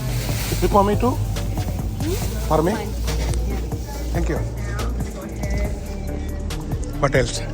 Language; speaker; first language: English; non-native, learner; Sinhala